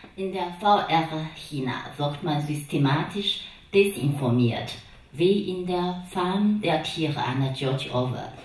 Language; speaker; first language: German; non-native, fluent; Chinese